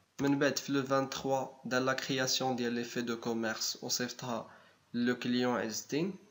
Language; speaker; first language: French; non-native, local second language; Arabic